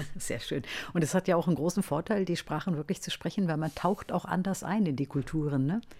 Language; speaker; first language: German; native; German